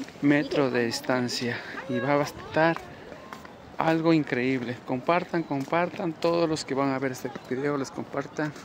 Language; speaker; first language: Spanish; native; Spanish